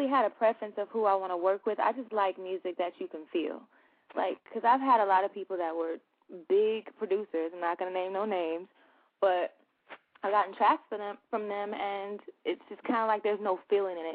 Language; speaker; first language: English; native; English